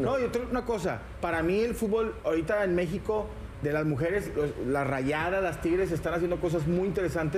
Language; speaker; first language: Spanish; native; Spanish